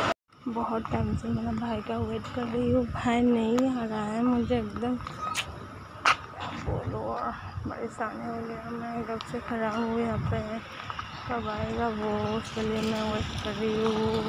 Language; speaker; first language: Hindi; non-native, local second language; Assamese